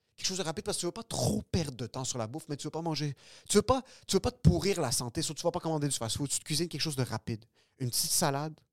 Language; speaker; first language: French; early bilingual, other home language; Arabic